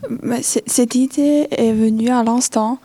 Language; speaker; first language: French; non-native, fluent; Chinese